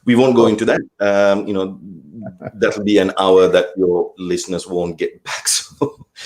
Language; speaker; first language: English; non-native, local second language; Sinhala